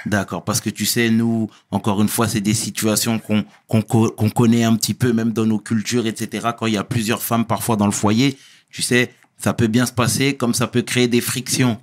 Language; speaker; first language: French; early bilingual, other home language; Lingala